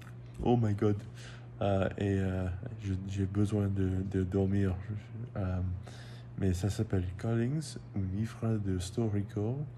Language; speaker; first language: French; non-native, learner; English